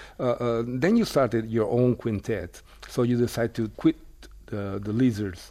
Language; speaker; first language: English; non-native, fluent; Italian